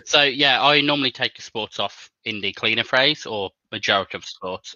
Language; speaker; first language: English; native; English